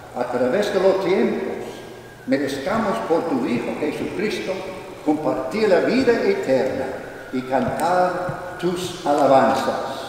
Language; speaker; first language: Spanish; non-native, fluent; English